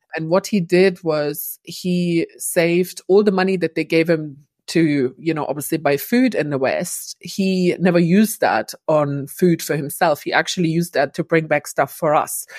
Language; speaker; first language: English; non-native, fluent; German